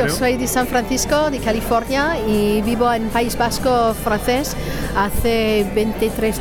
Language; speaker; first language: Spanish; non-native, fluent; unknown